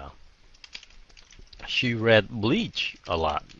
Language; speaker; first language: English; early bilingual, heritage; Vietnamese